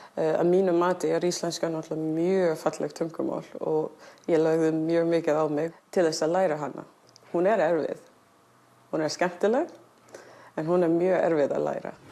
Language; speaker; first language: Icelandic; non-native, fluent; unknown